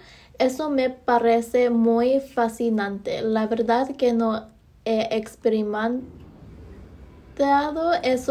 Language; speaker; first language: Spanish; early bilingual, heritage; Spanish